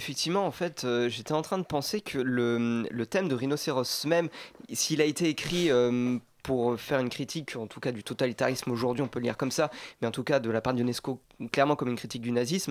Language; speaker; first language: French; native; French